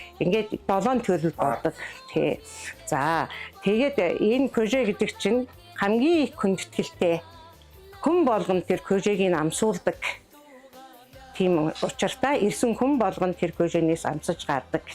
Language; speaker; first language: Mongolian; non-native, local second language; Kazakh